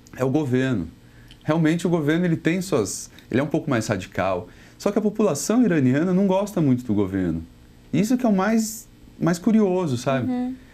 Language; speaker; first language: Portuguese; native; Portuguese